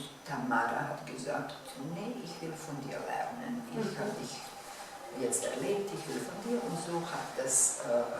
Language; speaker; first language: German; non-native, fluent; Bosnian